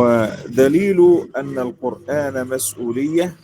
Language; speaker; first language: Arabic; native; Arabic